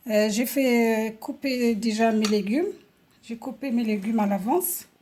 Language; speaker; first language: French; non-native, local second language; Arabic